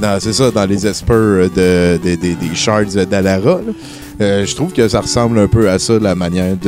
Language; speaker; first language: French; native; French